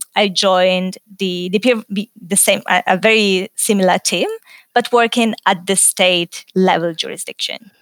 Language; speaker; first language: English; non-native, fluent; Italian